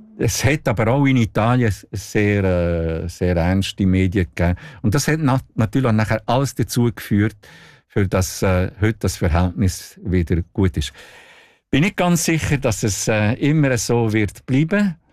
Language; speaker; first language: German; non-native, local second language; Italian